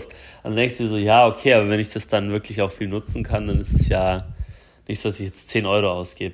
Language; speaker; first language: German; native; German